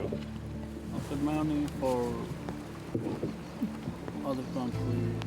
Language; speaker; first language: English; non-native, learner; Persian